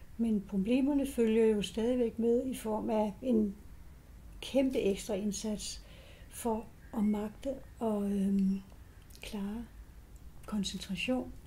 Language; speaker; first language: Danish; native; Danish